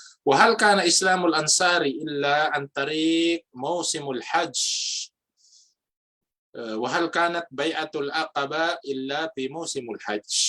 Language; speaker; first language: Arabic; non-native, fluent; Filipino